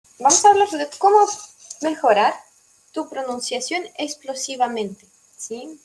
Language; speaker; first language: Spanish; non-native, fluent; Russian